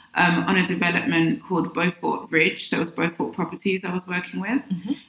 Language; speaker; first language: English; native; English